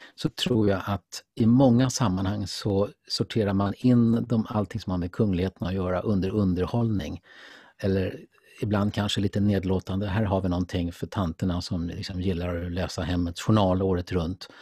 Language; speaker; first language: Swedish; native; Swedish